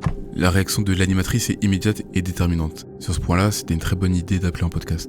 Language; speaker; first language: French; native; French